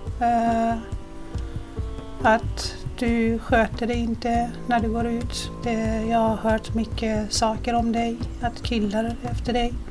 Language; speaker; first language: Swedish; non-native, fluent; Persian